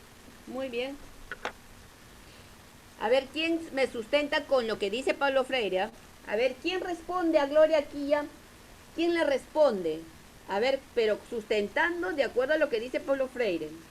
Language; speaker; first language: Spanish; native; Spanish